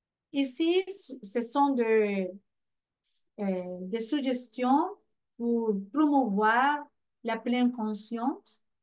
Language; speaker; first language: French; non-native, fluent; Spanish